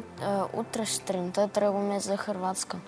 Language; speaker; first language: Bulgarian; early bilingual, heritage; Russian